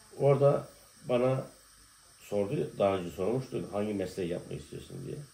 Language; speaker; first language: Turkish; native; Turkish